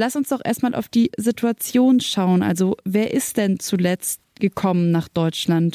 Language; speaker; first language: German; native; German